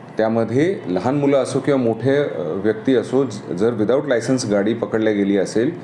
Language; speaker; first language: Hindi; non-native, local second language; Marathi